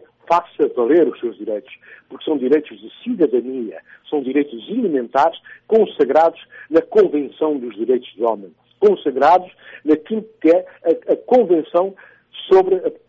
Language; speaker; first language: Portuguese; non-native, local second language; Upper Guinea Crioulo